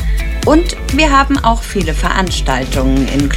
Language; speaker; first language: German; non-native, fluent; Romanian